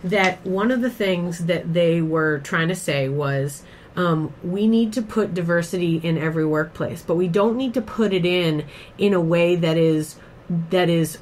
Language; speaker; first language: English; native; English